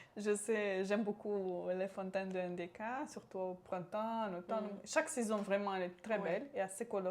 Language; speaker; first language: French; non-native, local second language; Romanian